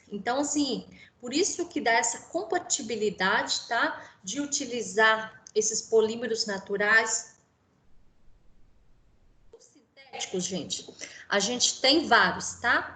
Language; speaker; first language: Portuguese; native; Portuguese